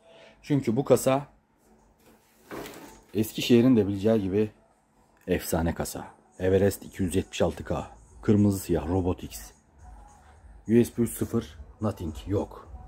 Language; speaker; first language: Turkish; native; Turkish